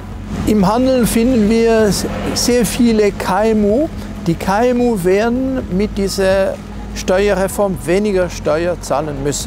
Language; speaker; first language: German; non-native, local second language; French